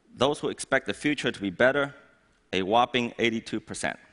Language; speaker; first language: English; non-native, fluent; Chinese